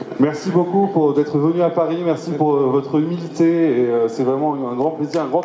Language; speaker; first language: French; native; French